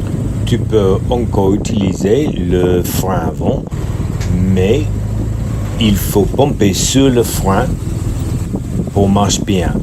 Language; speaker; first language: French; non-native, learner; English